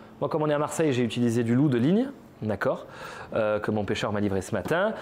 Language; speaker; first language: French; native; French